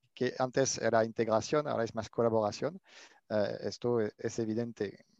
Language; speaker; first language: Spanish; non-native, fluent; French